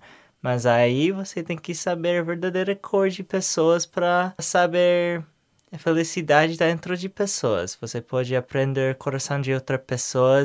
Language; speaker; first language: Portuguese; non-native, learner; English